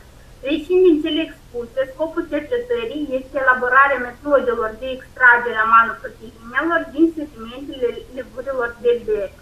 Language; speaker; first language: Romanian; native; Romanian